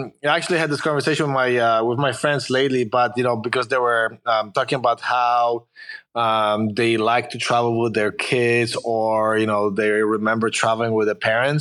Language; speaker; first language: English; non-native, fluent; Polish